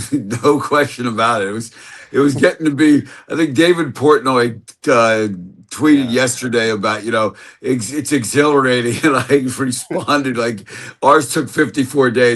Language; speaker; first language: English; native; English